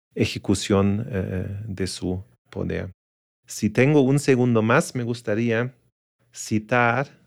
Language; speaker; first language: Spanish; non-native, fluent; German